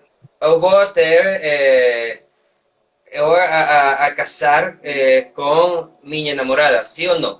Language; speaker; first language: Portuguese; non-native, learner; Spanish